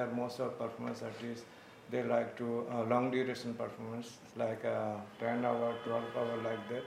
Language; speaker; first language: English; non-native, local second language; Kok Borok